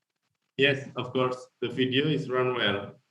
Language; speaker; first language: English; non-native, learner; Indonesian